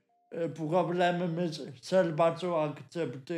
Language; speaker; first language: German; non-native, learner; Polish